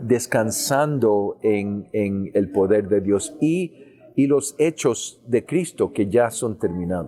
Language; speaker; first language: Spanish; early bilingual, heritage; English